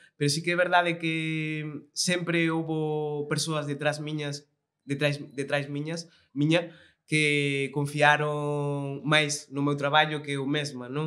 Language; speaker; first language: Galician; non-native, local second language; Kabuverdianu